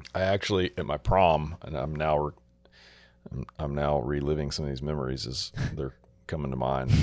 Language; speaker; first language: English; native; English